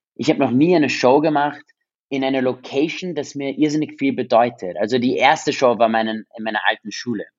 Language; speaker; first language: German; non-native, local second language; English